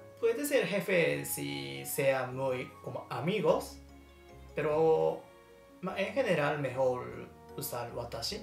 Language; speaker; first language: Spanish; non-native, learner; Japanese